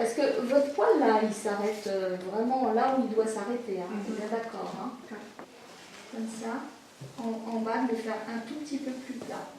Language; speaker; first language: French; native; French